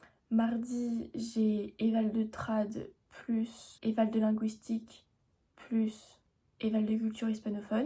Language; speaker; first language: French; native; French